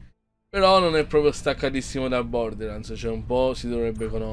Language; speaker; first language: Italian; native; Italian